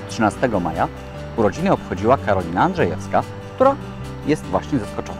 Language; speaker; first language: Polish; native; Polish